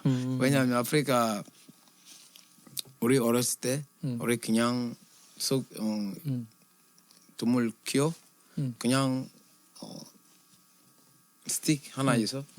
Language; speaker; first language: Korean; non-native, learner; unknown